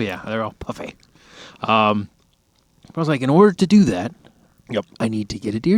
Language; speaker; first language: English; native; English